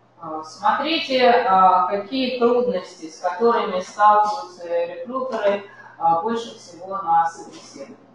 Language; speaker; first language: Russian; native; Russian